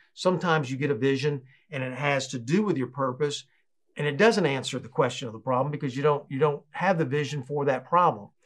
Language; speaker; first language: English; native; English